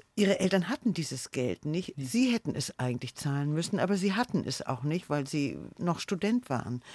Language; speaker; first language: German; native; German